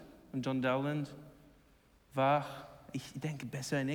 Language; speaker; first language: German; non-native, learner; English